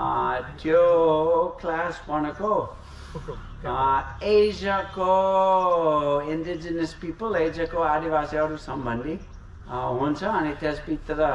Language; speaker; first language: Nepali; non-native, fluent; English